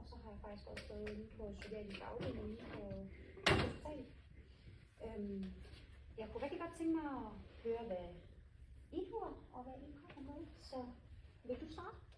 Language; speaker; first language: Danish; native; Danish